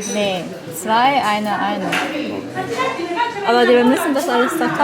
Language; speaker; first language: German; non-native, fluent; Korean